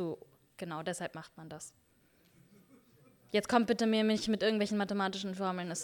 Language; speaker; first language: German; native; German